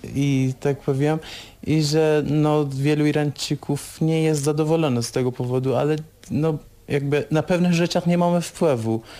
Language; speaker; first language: Polish; non-native, fluent; Persian